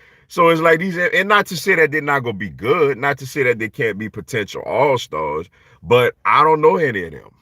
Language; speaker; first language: English; native; English